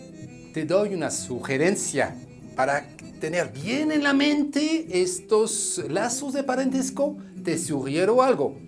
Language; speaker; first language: Spanish; non-native, fluent; French